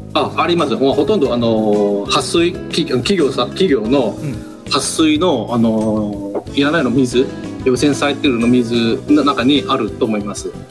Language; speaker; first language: Japanese; non-native, fluent; Malay